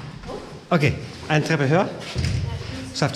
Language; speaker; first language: German; non-native, fluent; Polish